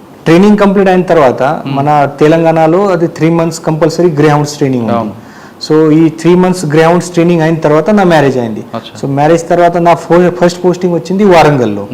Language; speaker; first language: Telugu; non-native, learner; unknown